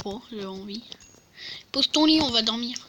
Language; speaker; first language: French; native; French